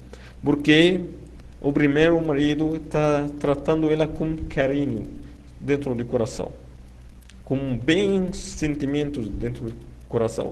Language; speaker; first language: Portuguese; non-native, fluent; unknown